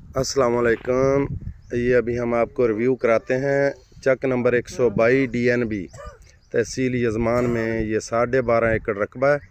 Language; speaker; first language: Urdu; non-native, local second language; Punjabi